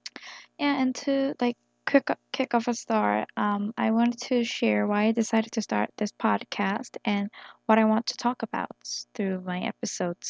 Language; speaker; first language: English; non-native, fluent; Korean